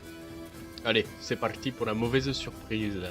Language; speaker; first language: French; native; French